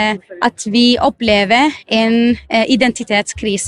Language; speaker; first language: Norwegian; non-native, fluent; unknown